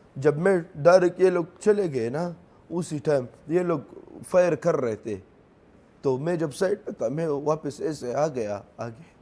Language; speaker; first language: Urdu; non-native, local second language; Pashto